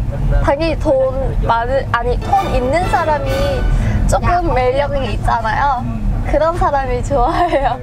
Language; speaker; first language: Korean; non-native, learner; Vietnamese